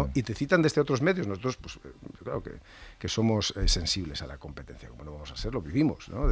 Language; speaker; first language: Spanish; native; Spanish